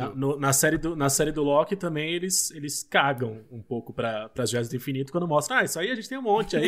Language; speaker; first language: Portuguese; native; Portuguese